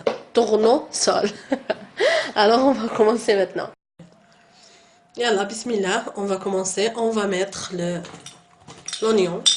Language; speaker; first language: French; non-native, local second language; Arabic